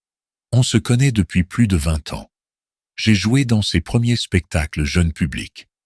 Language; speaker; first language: French; native; French